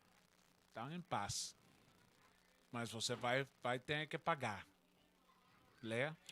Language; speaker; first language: Portuguese; non-native, learner; Spanish